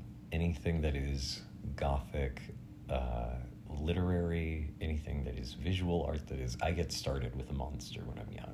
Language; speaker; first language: English; native; English